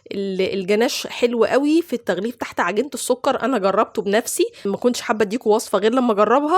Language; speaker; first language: Arabic; native; Arabic